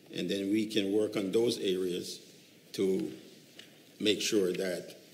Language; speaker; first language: English; native; English